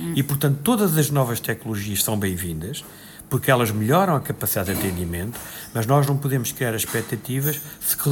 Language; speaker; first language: Portuguese; native; Portuguese